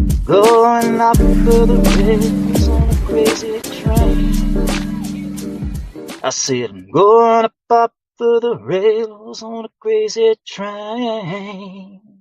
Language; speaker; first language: English; native; English